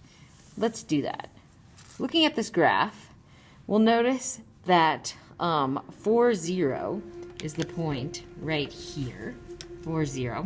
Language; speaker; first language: English; native; English